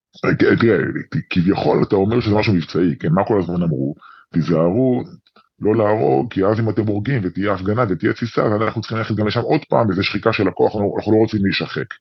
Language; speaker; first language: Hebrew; native; Hebrew